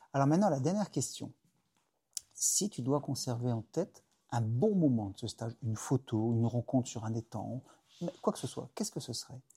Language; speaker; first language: French; native; French